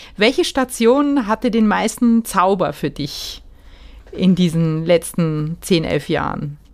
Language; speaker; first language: German; native; German